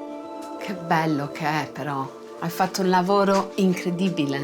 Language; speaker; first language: Italian; early bilingual, heritage; English